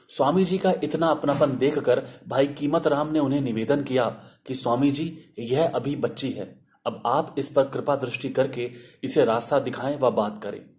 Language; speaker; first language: Hindi; non-native, local second language; Sindhi